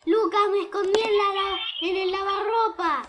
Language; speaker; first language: Spanish; native; Spanish